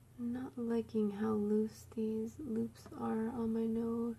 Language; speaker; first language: English; native; English